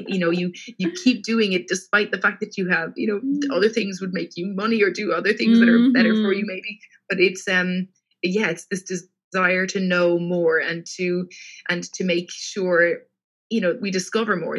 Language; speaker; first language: English; native; English